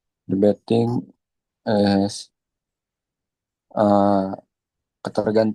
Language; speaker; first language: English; non-native, learner; Indonesian